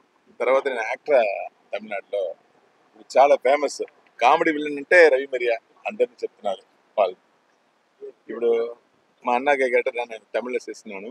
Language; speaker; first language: Telugu; non-native, learner; Tamil